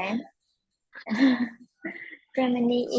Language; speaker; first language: English; non-native, learner; Vietnamese